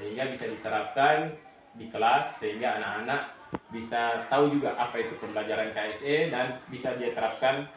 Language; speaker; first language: Indonesian; native; Indonesian